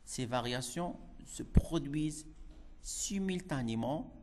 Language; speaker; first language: French; non-native, local second language; Arabic